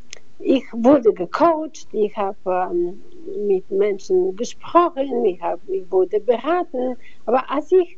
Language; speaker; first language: German; non-native, fluent; Bulgarian